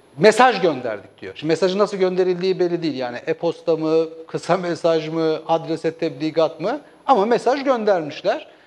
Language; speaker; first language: Turkish; native; Turkish